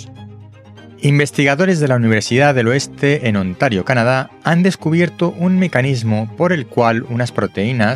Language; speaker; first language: Spanish; native; Spanish